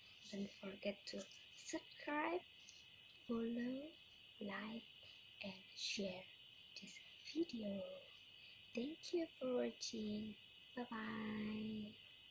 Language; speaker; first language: English; non-native, learner; Indonesian